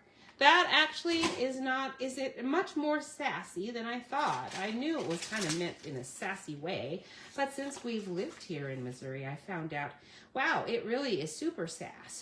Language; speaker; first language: English; native; English